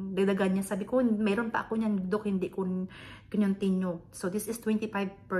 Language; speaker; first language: Filipino; non-native, local second language; Hiligaynon